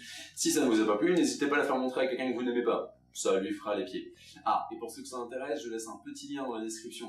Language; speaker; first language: French; native; French